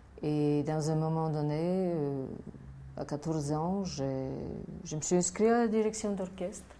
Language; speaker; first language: French; non-native, fluent; Polish